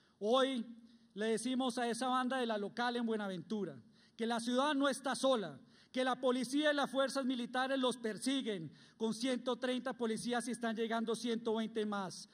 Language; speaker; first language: Spanish; native; Spanish